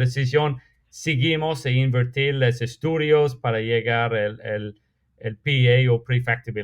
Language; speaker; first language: Spanish; non-native, fluent; English